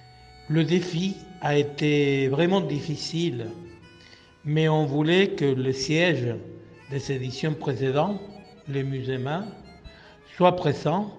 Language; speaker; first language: French; non-native, fluent; Spanish